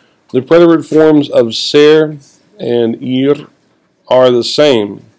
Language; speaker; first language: English; native; English